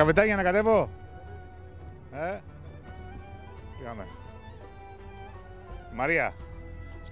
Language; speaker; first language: Greek; native; Greek